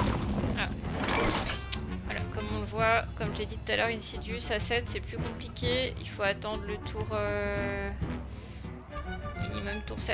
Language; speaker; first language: French; native; French